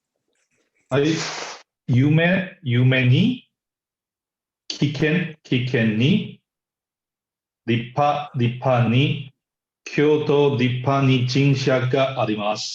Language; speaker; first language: Japanese; non-native, learner; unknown